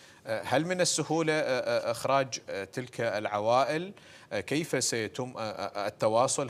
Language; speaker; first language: Arabic; native; Arabic